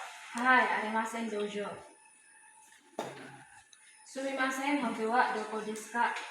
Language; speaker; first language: Japanese; non-native, learner; Indonesian